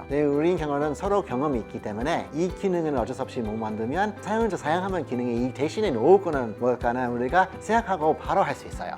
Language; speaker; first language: Korean; non-native, fluent; English